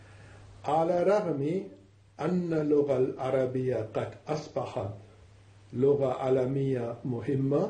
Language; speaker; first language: Arabic; non-native, fluent; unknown